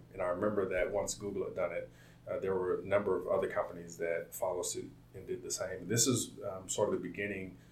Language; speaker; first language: English; native; English